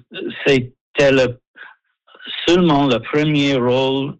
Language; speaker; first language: French; non-native, local second language; English